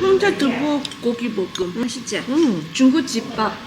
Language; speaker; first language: Korean; non-native, fluent; Chinese